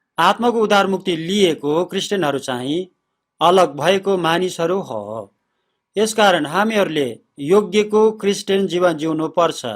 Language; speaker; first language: Nepali; non-native, fluent; Korean